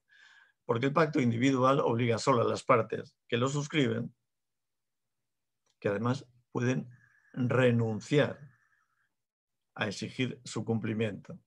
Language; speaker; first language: Spanish; native; Spanish